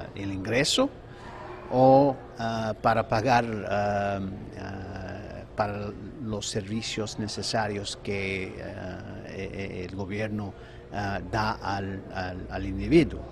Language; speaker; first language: Spanish; non-native, fluent; English